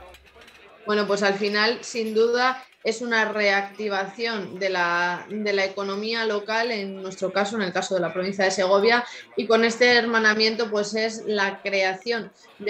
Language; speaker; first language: Spanish; native; Spanish